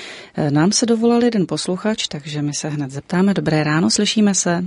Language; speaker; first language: Czech; native; Czech